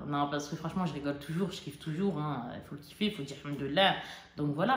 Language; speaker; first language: French; native; French